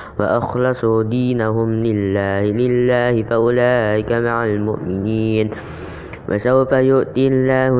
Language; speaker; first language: Arabic; non-native, learner; Indonesian